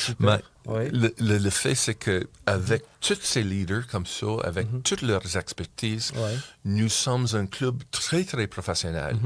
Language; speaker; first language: French; non-native, local second language; English